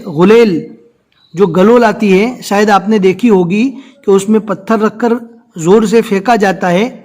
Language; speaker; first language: Urdu; non-native, local second language; Gujarati